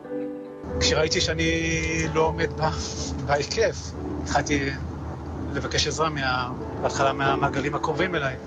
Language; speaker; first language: Hebrew; native; Hebrew